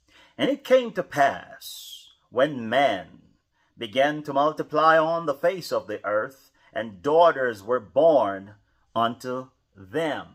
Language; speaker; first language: English; native; English